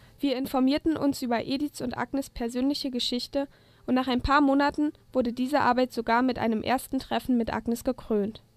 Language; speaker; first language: German; native; German